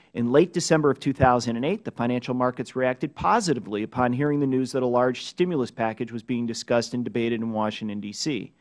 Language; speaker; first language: English; native; English